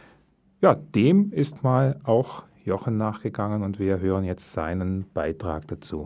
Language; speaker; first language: German; native; German